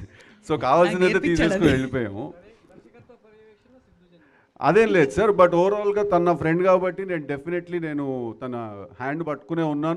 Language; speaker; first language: Telugu; native; Telugu